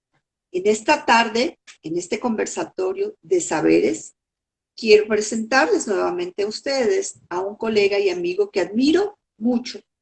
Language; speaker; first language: Spanish; native; Spanish